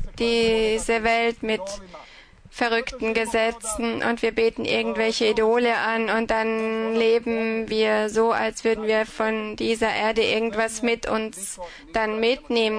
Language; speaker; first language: German; non-native, fluent; Croatian